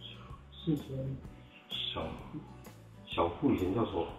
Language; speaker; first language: Chinese; native; Chinese